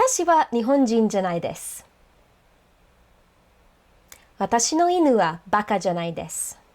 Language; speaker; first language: Japanese; non-native, fluent; English